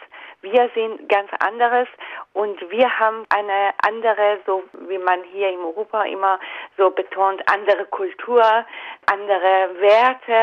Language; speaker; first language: German; non-native, fluent; Persian